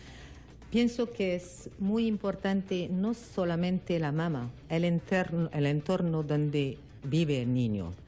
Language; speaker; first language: Spanish; non-native, learner; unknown